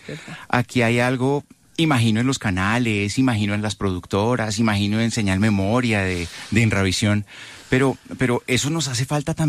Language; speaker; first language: Spanish; native; Spanish